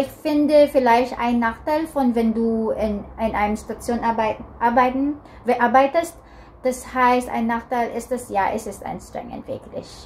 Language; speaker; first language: German; non-native, learner; Filipino